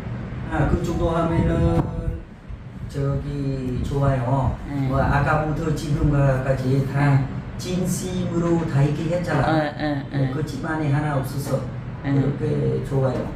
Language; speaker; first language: Korean; non-native, learner; Vietnamese